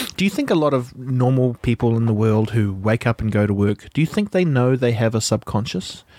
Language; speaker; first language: English; native; English